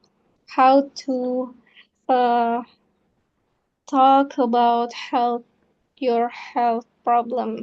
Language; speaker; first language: English; non-native, fluent; Indonesian